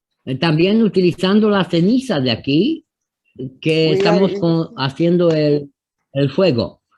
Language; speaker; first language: Spanish; non-native, fluent; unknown